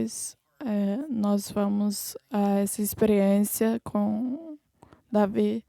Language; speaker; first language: Portuguese; non-native, fluent; English